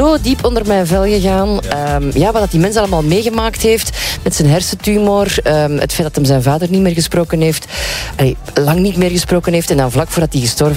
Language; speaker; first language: Dutch; native; Dutch